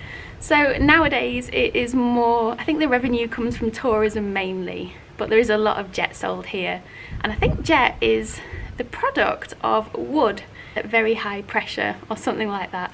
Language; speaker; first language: English; native; English